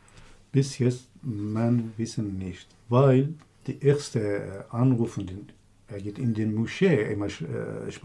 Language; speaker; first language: German; non-native, learner; Kurdish